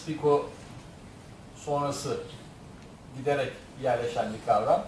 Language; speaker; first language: Turkish; native; Turkish